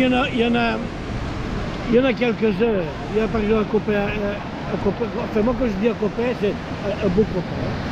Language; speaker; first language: French; non-native, fluent; Spanish